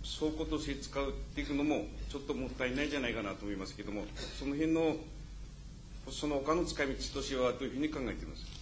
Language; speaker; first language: Japanese; native; Japanese